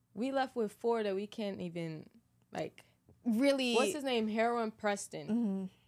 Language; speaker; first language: English; native; English